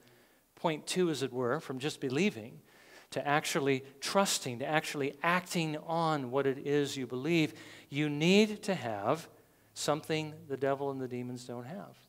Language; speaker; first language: English; native; English